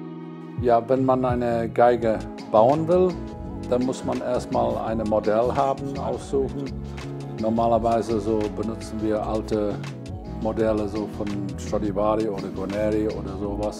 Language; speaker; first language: German; non-native, fluent; English